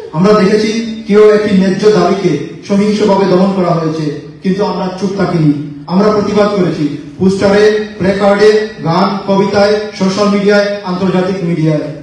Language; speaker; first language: Bangla; native; Bangla